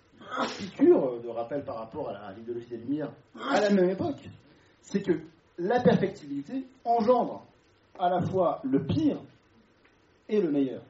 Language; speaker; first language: French; native; French